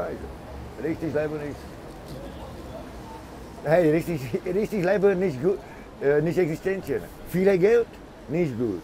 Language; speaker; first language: German; non-native, learner; Czech